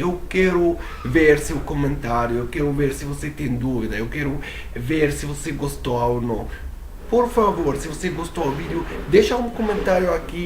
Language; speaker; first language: Portuguese; non-native, fluent; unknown